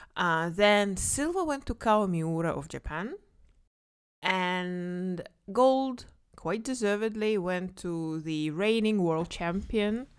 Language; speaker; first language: English; non-native, fluent; Kazakh